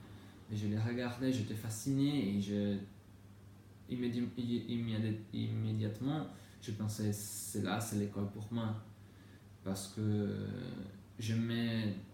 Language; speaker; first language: French; non-native, learner; Italian